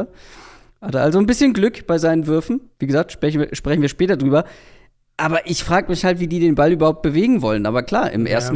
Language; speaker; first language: German; native; German